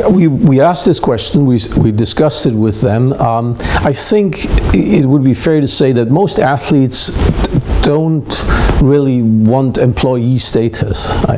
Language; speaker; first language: English; non-native, fluent; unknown